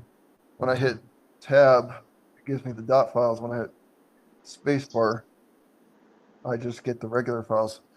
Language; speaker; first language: English; native; English